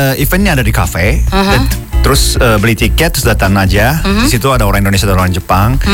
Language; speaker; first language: Indonesian; non-native, fluent; Japanese